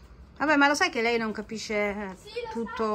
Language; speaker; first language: Italian; native; Italian